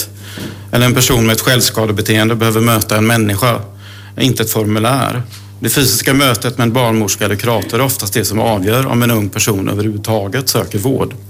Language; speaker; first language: Swedish; native; Swedish